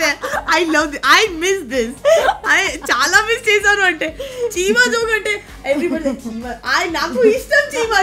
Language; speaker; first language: Telugu; non-native, learner; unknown